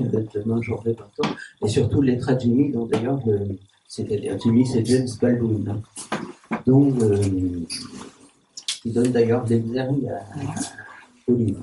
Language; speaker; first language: French; native; French